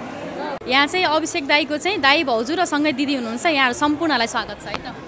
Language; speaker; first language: Nepali; native; Nepali